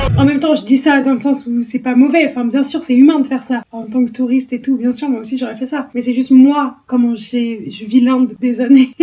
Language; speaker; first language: French; native; French